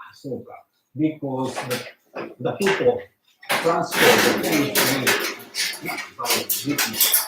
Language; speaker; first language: English; non-native, learner; Japanese